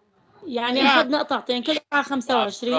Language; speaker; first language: Swedish; non-native, learner; Arabic